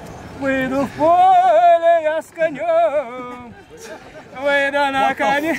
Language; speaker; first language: Russian; native; Russian